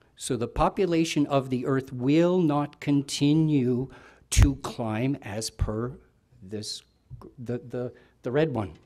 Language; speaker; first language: English; native; English